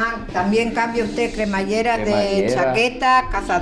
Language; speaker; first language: Spanish; native; Spanish